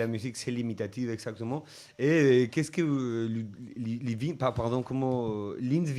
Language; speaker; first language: French; non-native, fluent; Spanish